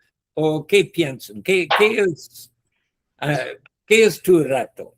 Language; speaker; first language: Spanish; non-native, learner; English